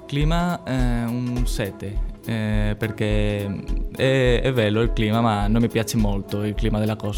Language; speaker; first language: Italian; non-native, learner; Spanish